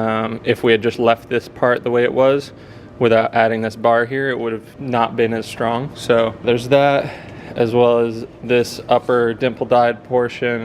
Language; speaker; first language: English; native; English